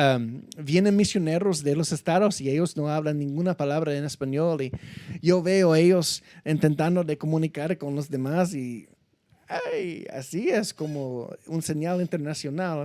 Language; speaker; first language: Spanish; non-native, fluent; English